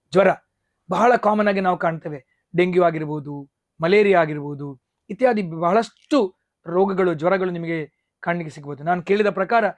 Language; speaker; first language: Kannada; non-native, local second language; Tulu